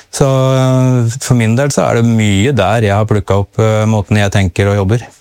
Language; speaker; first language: Norwegian; native; Norwegian